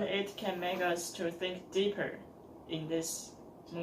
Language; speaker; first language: English; non-native, learner; Chinese